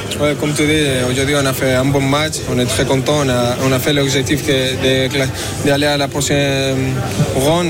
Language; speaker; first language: French; non-native, learner; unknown